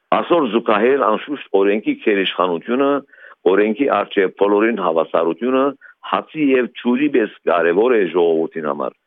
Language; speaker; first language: Armenian; early bilingual, heritage; Armenian